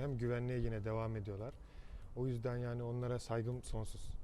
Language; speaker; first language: Turkish; native; Turkish